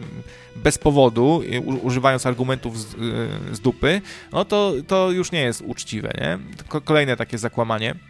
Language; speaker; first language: Polish; native; Polish